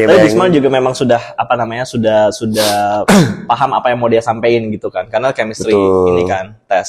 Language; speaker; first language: Indonesian; native; Indonesian